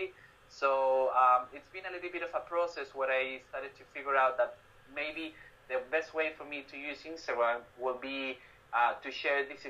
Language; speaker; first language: English; non-native, fluent; Spanish